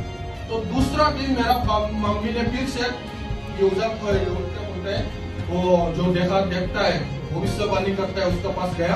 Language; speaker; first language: Hindi; non-native, local second language; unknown